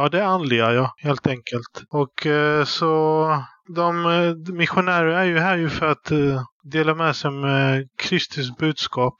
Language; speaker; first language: Swedish; early bilingual, other home language; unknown